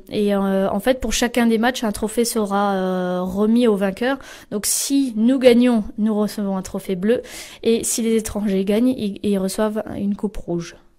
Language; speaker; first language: French; native; French